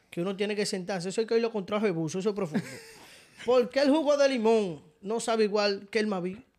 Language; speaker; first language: Spanish; native; Spanish